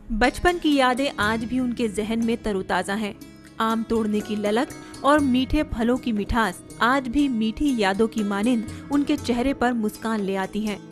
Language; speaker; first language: Hindi; native; Hindi